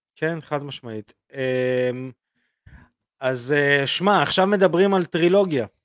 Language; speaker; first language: Hebrew; early bilingual, other home language; Russian